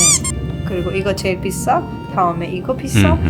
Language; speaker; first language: Korean; non-native, learner; Persian